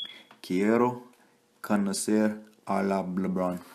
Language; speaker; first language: Spanish; non-native, learner; English